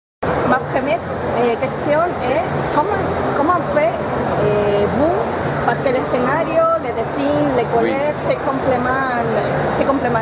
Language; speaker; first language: French; non-native, learner; Spanish